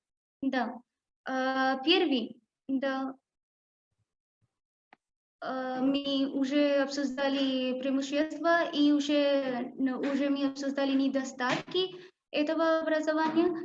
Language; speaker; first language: Russian; non-native, learner; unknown